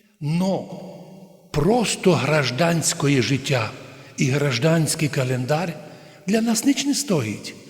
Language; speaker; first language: Ukrainian; native; Ukrainian